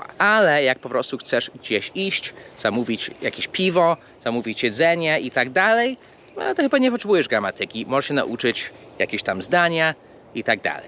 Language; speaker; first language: Polish; early bilingual, heritage; English